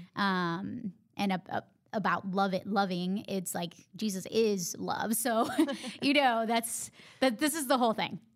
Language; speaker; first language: English; non-native, fluent; Spanish